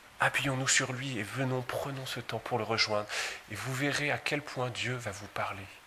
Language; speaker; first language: French; native; French